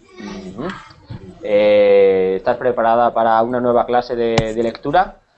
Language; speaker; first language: Spanish; native; Spanish